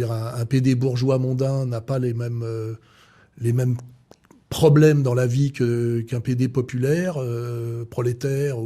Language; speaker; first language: French; native; French